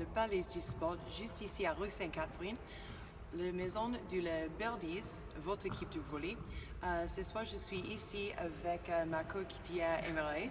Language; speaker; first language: French; non-native, learner; English